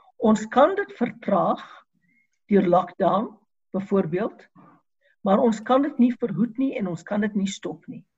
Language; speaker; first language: Afrikaans; non-native, local second language; English